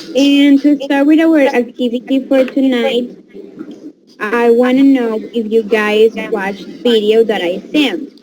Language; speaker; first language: English; non-native, fluent; Spanish